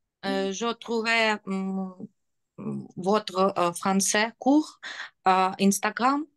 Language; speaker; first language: French; non-native, learner; Ukrainian